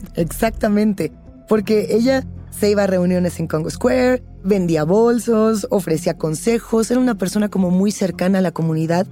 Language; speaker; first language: Spanish; native; Spanish